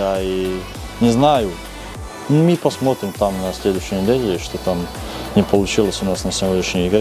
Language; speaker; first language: Russian; non-native, fluent; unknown